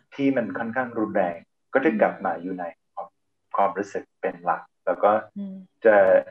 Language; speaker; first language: Thai; non-native, fluent; English